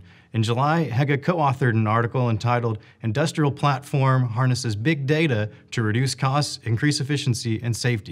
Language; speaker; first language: English; native; English